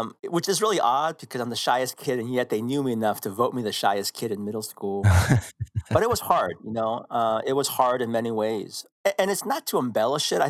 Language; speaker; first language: English; early bilingual, other home language; Korean